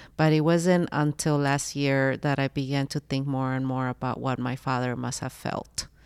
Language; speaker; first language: English; early bilingual, other home language; Spanish